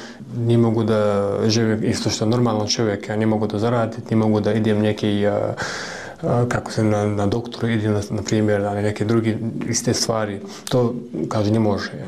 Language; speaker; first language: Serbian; non-native, learner; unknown